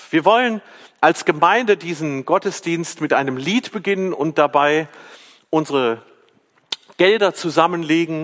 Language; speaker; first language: German; native; German